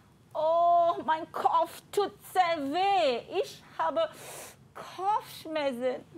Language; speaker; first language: German; non-native, learner; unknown